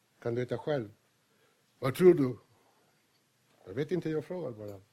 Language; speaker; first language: Swedish; non-native, fluent; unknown